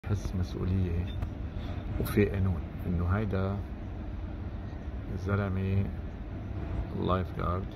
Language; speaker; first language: Arabic; native; Arabic